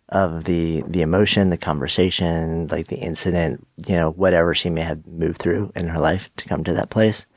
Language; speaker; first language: English; native; English